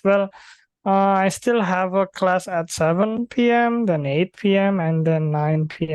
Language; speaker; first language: English; non-native, fluent; Indonesian